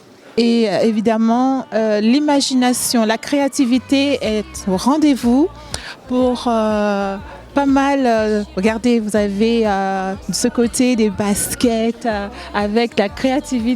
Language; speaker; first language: French; native; French